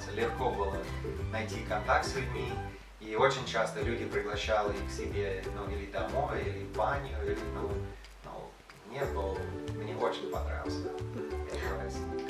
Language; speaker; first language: Russian; non-native, fluent; English